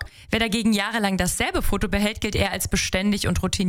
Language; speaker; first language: German; native; German